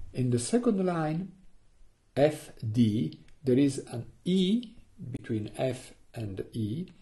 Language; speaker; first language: English; non-native, learner; Italian